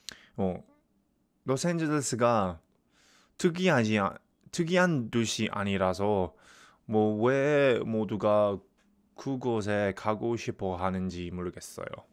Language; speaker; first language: Korean; non-native, learner; English